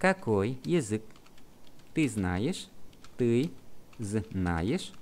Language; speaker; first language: Russian; non-native, fluent; Vietnamese